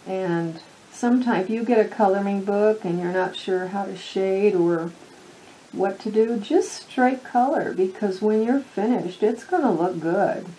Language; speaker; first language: English; native; English